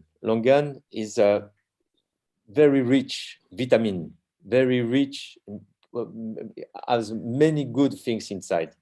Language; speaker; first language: English; non-native, learner; French